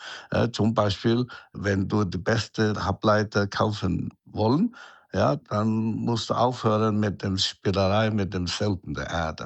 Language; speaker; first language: German; non-native, fluent; Chinese